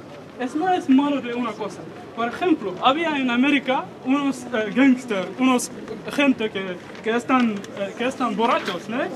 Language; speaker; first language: Spanish; non-native, learner; Arabic